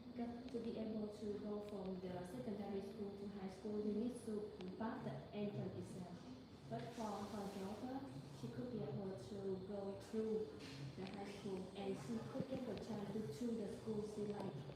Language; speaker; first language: English; non-native, learner; Vietnamese